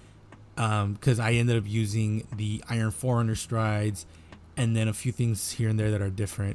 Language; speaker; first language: English; native; English